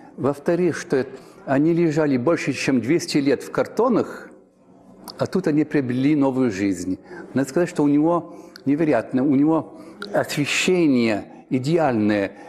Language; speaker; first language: Russian; early bilingual, heritage; Russian